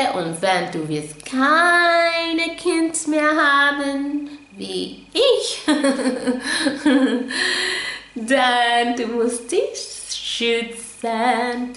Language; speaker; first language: German; non-native, fluent; English